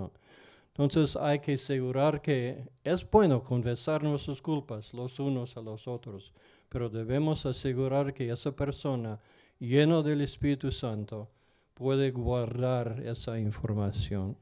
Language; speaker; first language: Spanish; non-native, fluent; English